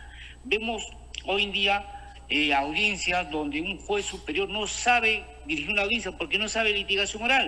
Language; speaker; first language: Spanish; native; Spanish